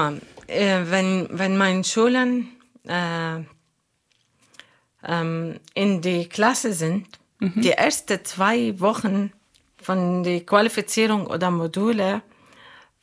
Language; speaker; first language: German; non-native, learner; Arabic